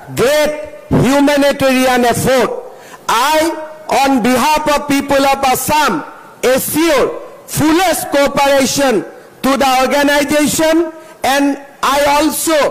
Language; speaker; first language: English; non-native, local second language; Assamese